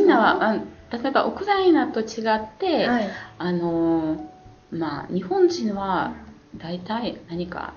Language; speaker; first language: Japanese; non-native, fluent; Ukrainian